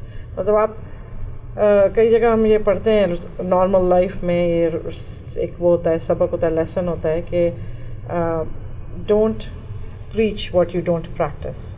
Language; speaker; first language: Urdu; native; Urdu